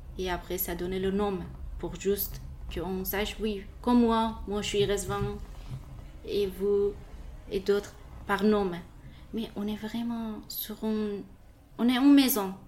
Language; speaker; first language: French; non-native, learner; Persian